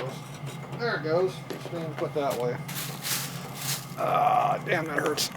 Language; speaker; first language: English; native; English